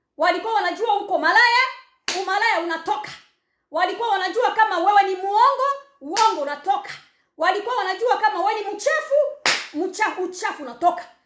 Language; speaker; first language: Swahili; native; Swahili